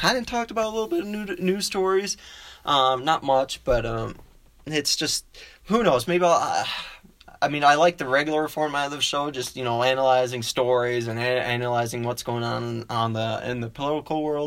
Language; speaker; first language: English; native; English